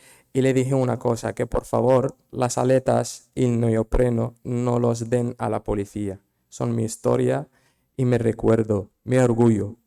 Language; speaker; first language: Spanish; non-native, fluent; Arabic